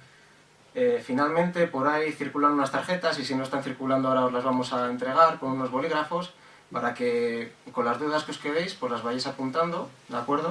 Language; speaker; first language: Spanish; native; Spanish